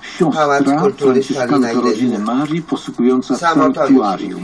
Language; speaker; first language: Polish; native; Polish